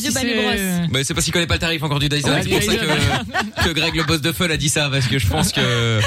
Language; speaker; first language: French; native; French